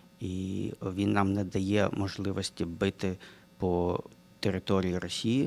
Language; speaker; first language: Ukrainian; non-native, local second language; Russian